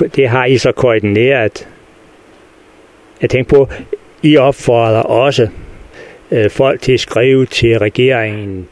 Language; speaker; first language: Danish; native; Danish